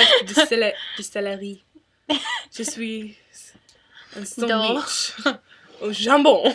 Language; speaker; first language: French; non-native, learner; English